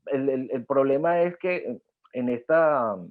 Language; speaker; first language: Spanish; native; Spanish